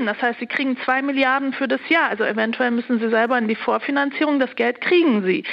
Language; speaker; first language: German; early bilingual, other home language; Turkish